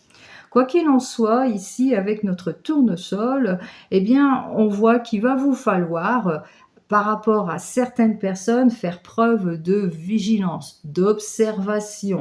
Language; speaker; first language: French; native; French